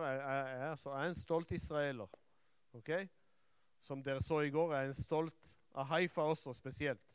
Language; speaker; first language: Norwegian; non-native, fluent; Hebrew